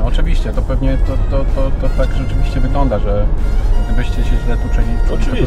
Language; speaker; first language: Polish; native; Polish